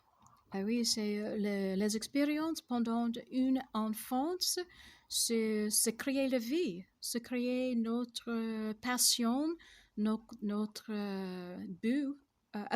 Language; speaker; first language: French; non-native, fluent; English